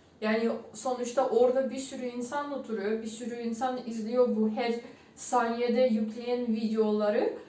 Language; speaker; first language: Turkish; non-native, fluent; Ukrainian